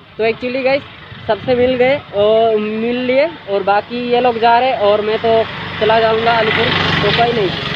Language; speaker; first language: Hindi; non-native, local second language; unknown